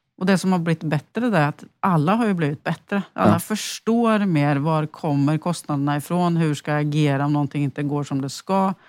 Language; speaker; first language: Swedish; native; Swedish